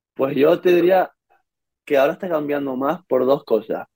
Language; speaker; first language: Spanish; native; Spanish